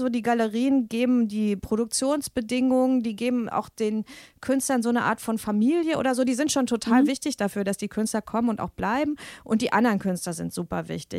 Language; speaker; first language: German; native; German